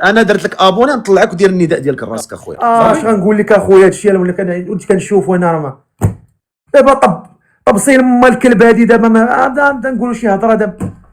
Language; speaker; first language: Arabic; native; Arabic